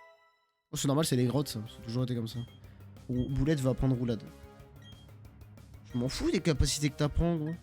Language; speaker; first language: French; native; French